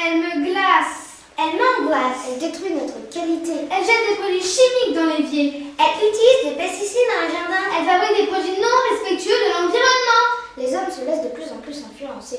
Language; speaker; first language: French; native; French